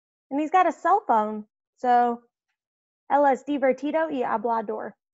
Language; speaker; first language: Spanish; non-native, fluent; English